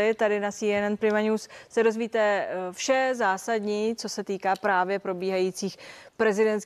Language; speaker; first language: Czech; native; Czech